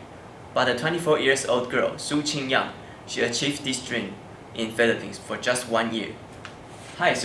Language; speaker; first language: English; non-native, learner; Chinese